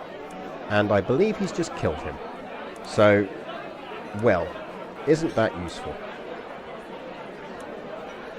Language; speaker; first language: English; native; English